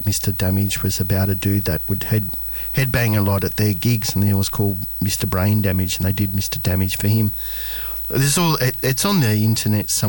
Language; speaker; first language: English; native; English